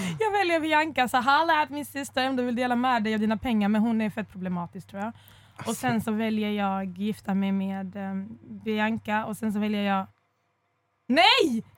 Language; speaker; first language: Swedish; early bilingual, other home language; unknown